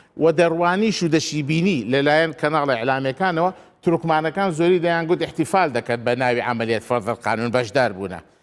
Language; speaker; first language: Central Kurdish; non-native, local second language; Turkish